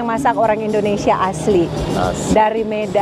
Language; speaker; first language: Indonesian; native; Indonesian